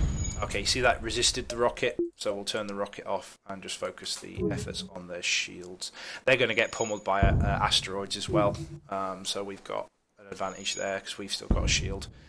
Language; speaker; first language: English; native; English